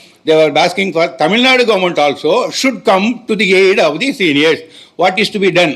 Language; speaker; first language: English; non-native, local second language; Tamil